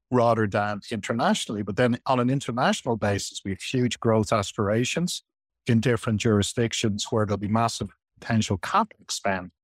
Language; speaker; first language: English; native; English